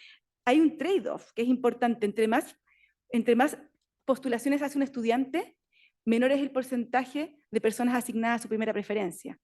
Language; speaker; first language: Spanish; native; Spanish